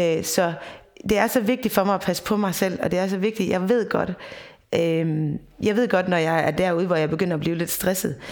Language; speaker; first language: Danish; native; Danish